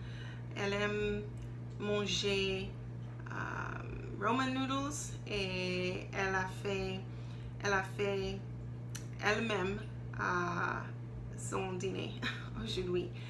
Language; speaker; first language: French; non-native, learner; English